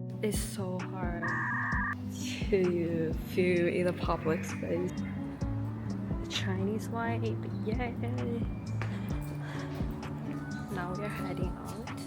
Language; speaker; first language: English; non-native, learner; Chinese